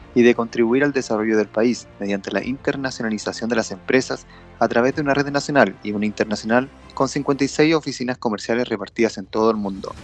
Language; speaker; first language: Spanish; native; Spanish